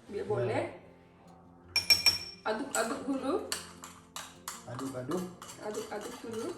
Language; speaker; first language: Indonesian; non-native, learner; Turkish